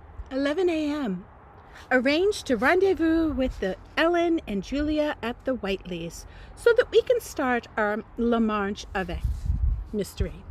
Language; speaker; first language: English; native; English